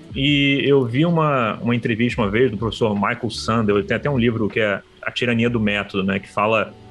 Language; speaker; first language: Portuguese; native; Portuguese